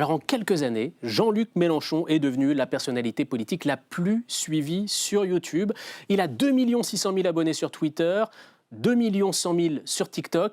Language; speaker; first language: French; native; French